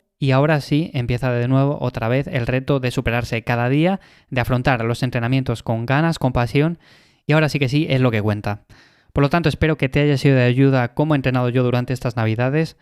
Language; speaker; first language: Spanish; native; Spanish